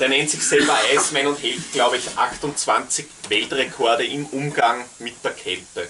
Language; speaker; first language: German; native; German